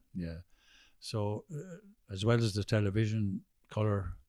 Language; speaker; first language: English; native; English